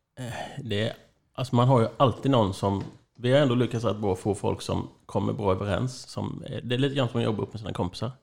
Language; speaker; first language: Swedish; native; Swedish